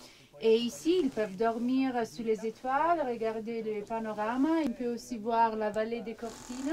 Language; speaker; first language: French; non-native, fluent; Italian